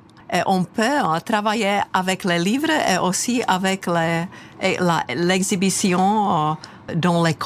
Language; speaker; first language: French; non-native, fluent; Czech